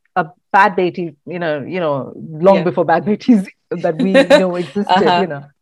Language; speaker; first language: English; non-native, local second language; Malayalam